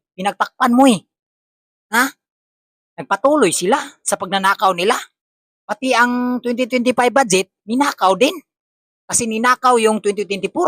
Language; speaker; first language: Filipino; native; Filipino